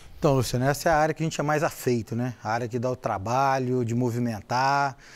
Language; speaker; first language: Portuguese; native; Portuguese